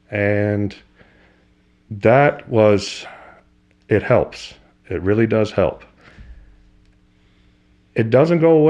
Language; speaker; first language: English; native; English